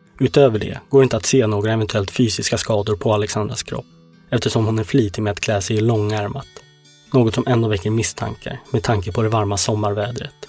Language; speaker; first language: Swedish; native; Swedish